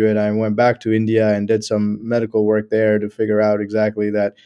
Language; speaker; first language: English; non-native, local second language; Gujarati